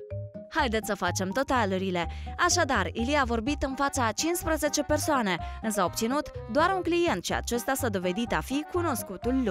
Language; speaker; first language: Romanian; native; Romanian